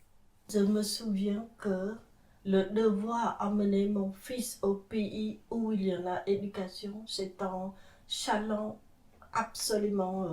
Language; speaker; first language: French; non-native, fluent; Khmer